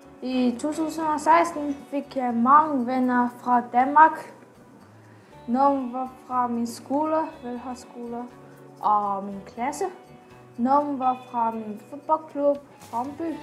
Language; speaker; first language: Danish; non-native, learner; Chinese